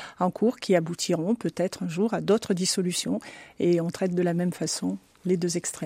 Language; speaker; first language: French; native; French